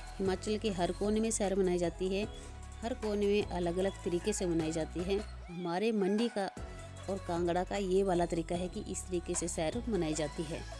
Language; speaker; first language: Hindi; native; Hindi